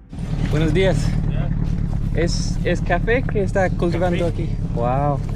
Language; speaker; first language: Spanish; non-native, learner; English